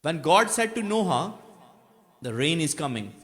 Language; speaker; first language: English; non-native, local second language; Urdu